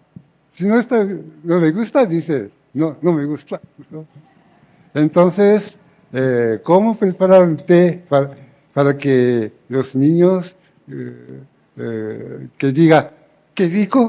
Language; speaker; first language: Spanish; non-native, fluent; Japanese